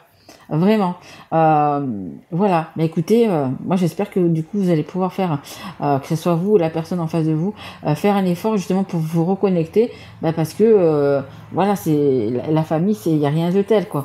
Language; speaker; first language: French; native; French